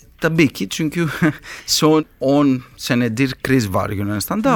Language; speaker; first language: Turkish; non-native, learner; Greek